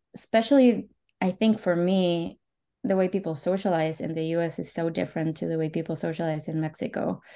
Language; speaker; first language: English; early bilingual, other home language; Spanish